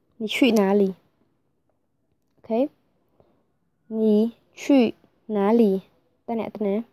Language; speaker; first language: Chinese; non-native, learner; Khmer